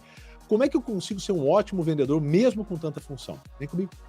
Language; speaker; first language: Portuguese; native; Portuguese